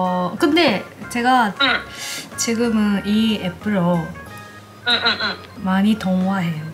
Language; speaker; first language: Korean; non-native, learner; Japanese